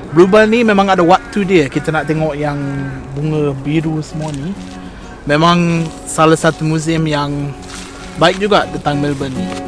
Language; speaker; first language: Malay; non-native, fluent; English